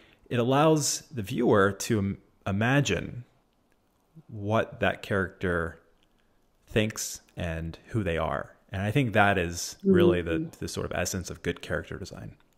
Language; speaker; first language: English; early bilingual, other home language; Italian